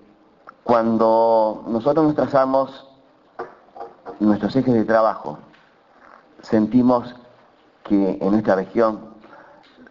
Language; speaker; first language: Spanish; native; Spanish